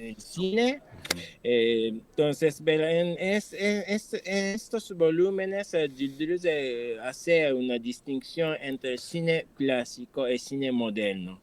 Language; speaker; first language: Spanish; non-native, fluent; Japanese